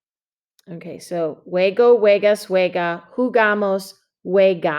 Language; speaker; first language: Spanish; non-native, fluent; English